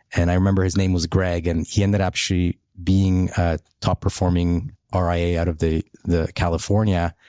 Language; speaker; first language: English; early bilingual, other home language; Polish